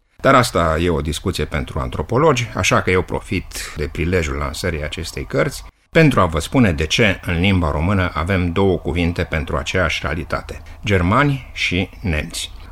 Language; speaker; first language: Romanian; native; Romanian